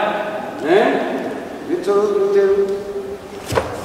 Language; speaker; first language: English; non-native, learner; Japanese